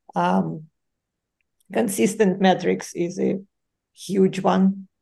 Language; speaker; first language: English; non-native, fluent; Ukrainian